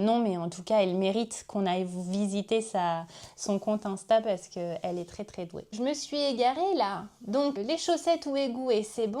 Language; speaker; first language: French; native; French